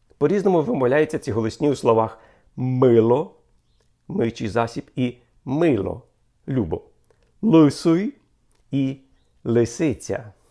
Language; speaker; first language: Ukrainian; native; Ukrainian